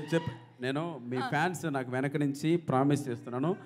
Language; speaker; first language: Telugu; native; Telugu